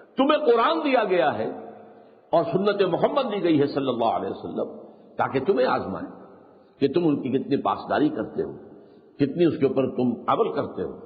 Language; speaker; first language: Urdu; native; Urdu